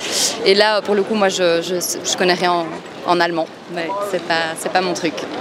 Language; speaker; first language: French; native; French